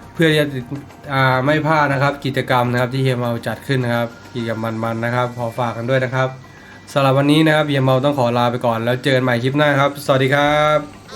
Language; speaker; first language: Thai; native; Thai